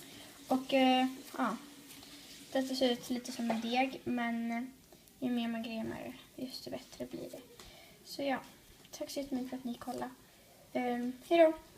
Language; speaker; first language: Swedish; native; Swedish